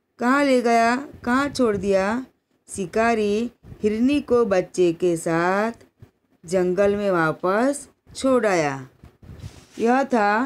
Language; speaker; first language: Hindi; non-native, local second language; Gujarati